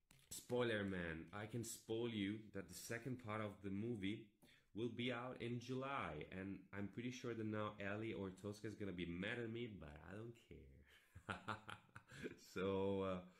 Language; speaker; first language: English; non-native, fluent; Italian